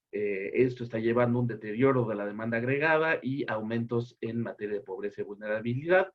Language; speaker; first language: Spanish; native; Spanish